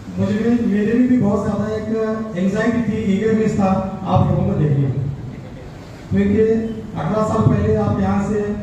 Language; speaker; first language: Urdu; native; Urdu